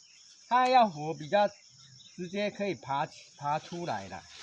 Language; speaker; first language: Chinese; non-native, local second language; Min Nan Chinese